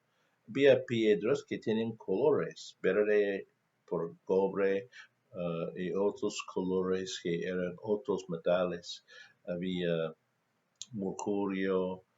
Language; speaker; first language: Spanish; non-native, fluent; English